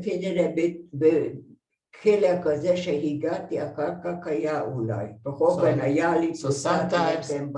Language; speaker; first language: Hebrew; non-native, fluent; Hungarian